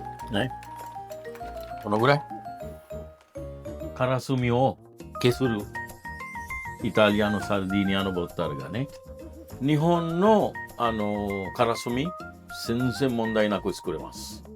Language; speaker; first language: Japanese; non-native, fluent; Italian